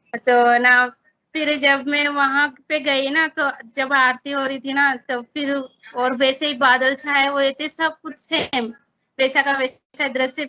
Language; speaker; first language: Hindi; native; Hindi